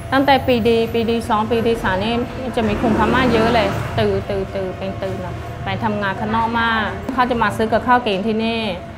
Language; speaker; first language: Thai; non-native, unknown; Karen languages